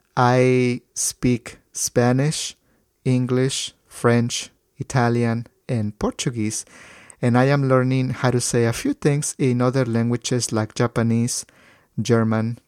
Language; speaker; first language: English; non-native, fluent; Spanish